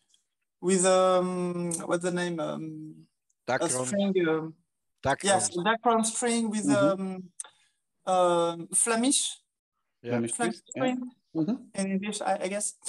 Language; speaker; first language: English; non-native, fluent; French